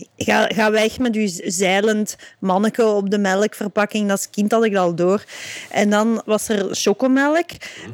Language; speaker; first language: Dutch; native; Dutch